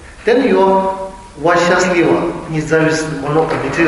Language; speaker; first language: Russian; non-native, learner; Tibetan